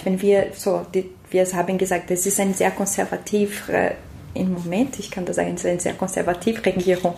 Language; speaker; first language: German; non-native, fluent; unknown